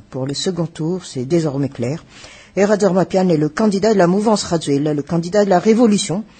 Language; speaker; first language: French; non-native, local second language; Malagasy